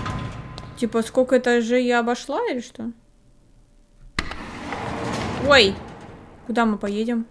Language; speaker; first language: Russian; native; Russian